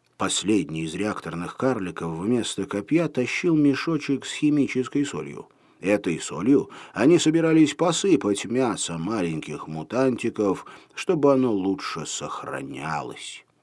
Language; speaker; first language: Russian; native; Russian